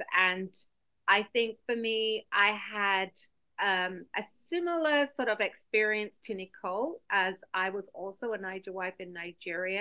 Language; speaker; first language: English; native; English